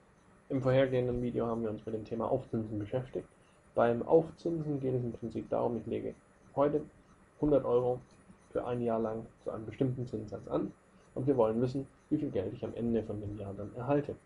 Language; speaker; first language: German; native; German